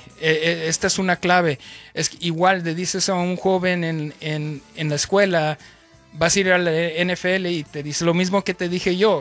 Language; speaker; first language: Spanish; early bilingual, heritage; Spanish